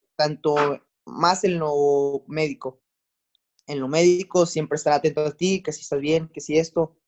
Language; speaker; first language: Spanish; native; Spanish